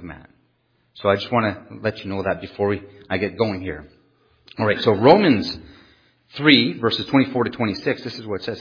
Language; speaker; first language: English; non-native, fluent; French